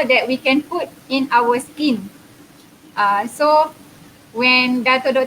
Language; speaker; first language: English; non-native, local second language; Malay